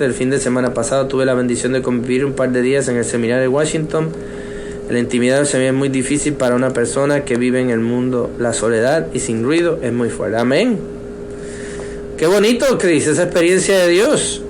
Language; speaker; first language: Spanish; native; Spanish